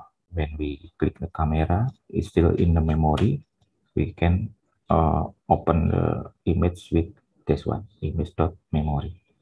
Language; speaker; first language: English; non-native, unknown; Indonesian